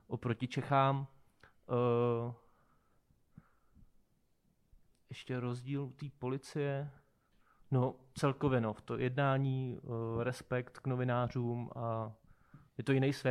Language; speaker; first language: Czech; native; Czech